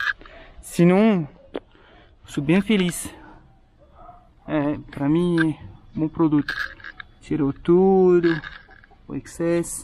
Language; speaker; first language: Portuguese; non-native, fluent; French